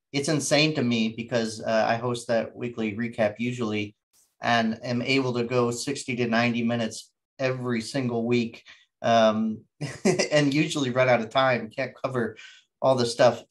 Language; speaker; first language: English; native; English